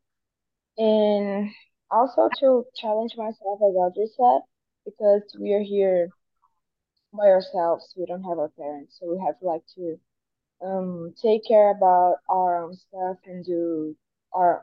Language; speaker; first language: English; non-native, fluent; Portuguese